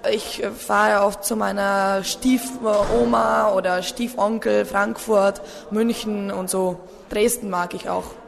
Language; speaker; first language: German; early bilingual, other home language; Czech